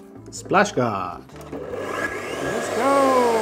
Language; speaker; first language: English; native; English